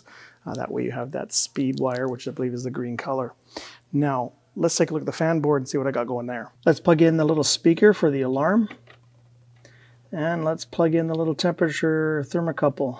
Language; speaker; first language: English; native; English